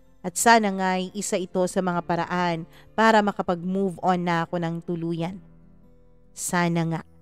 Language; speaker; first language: Filipino; non-native, local second language; Cebuano